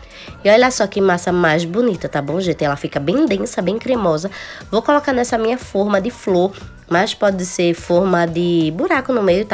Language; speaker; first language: Portuguese; native; Portuguese